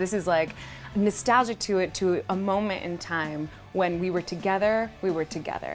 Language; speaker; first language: English; native; English